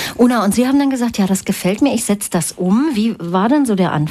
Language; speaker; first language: German; native; German